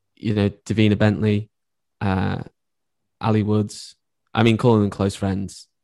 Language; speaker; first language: English; native; English